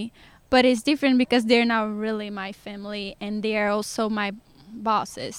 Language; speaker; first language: English; non-native, fluent; Portuguese